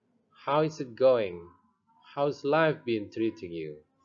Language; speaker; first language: English; non-native, fluent; Indonesian